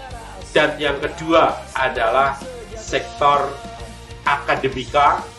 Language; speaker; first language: Indonesian; native; Indonesian